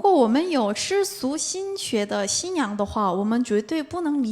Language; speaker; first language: Chinese; non-native, fluent; Korean